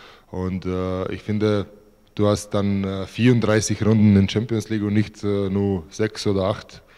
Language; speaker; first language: German; non-native, fluent; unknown